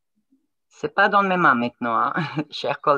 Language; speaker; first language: French; non-native, fluent; Croatian